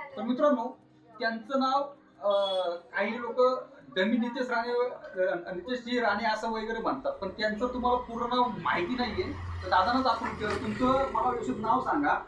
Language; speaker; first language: Marathi; native; Marathi